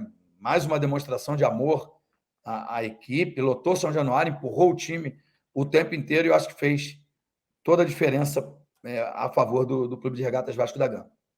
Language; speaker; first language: Portuguese; native; Portuguese